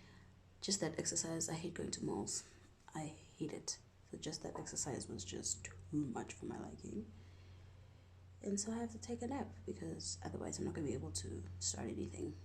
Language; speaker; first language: English; non-native, local second language; Zulu